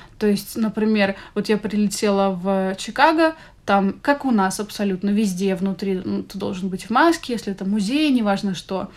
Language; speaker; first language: Russian; native; Russian